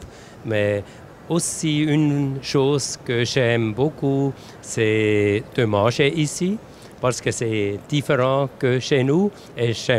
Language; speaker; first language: French; non-native, local second language; German